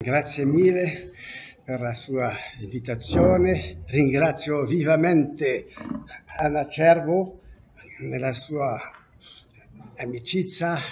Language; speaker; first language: Italian; non-native, learner; French